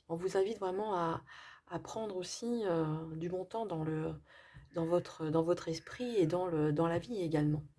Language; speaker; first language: French; native; French